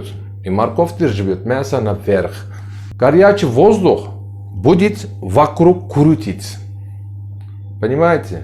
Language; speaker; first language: Russian; non-native, learner; Turkish